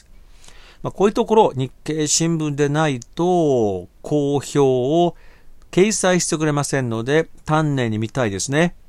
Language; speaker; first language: Japanese; native; Japanese